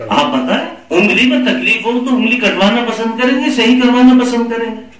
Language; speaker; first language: Urdu; native; Urdu